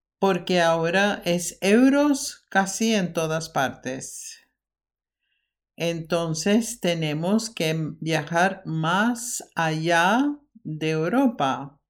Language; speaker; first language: Spanish; non-native, fluent; Norwegian